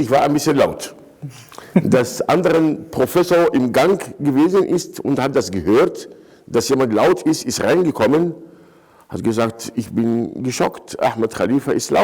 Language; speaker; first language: German; non-native, fluent; Arabic